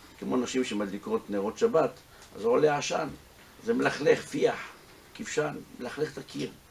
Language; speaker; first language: Hebrew; native; Hebrew